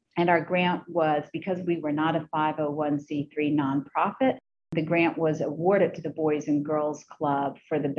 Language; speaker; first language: English; native; English